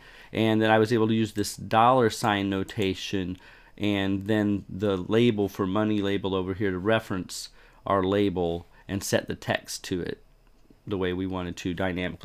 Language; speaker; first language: English; native; English